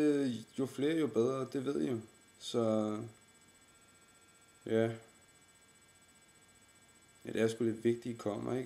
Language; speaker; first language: Danish; native; Danish